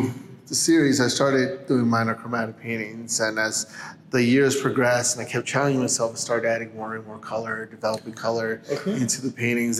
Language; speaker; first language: English; early bilingual, other home language; Spanish